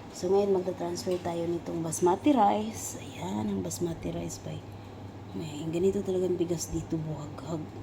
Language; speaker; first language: Filipino; non-native, local second language; Cebuano